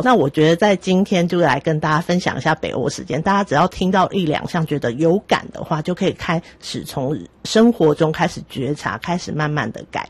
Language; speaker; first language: Chinese; native; Chinese